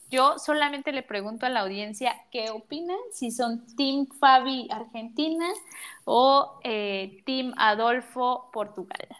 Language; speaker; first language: Spanish; native; Spanish